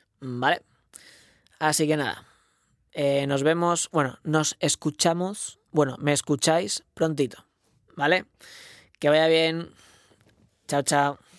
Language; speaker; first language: Spanish; non-native, local second language; Catalan